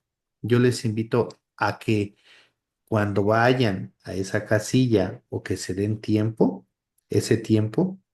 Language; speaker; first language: Spanish; native; Spanish